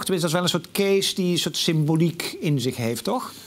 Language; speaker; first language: Dutch; native; Dutch